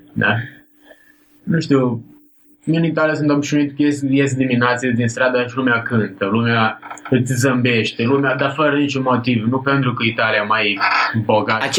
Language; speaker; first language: Romanian; non-native, fluent; Italian